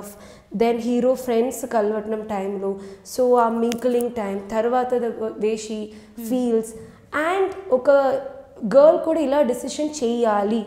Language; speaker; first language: Telugu; non-native, learner; Malayalam